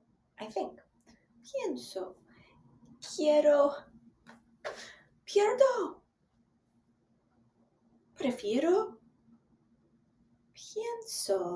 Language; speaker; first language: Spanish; non-native, fluent; English